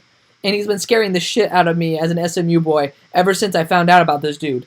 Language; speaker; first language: English; native; English